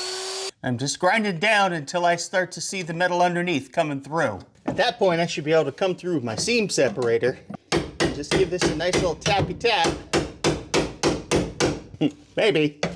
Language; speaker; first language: English; native; English